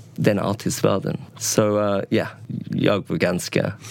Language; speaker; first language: Swedish; non-native, learner; English